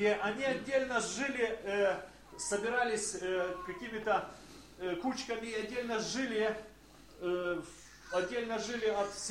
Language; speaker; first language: Polish; non-native, learner; Russian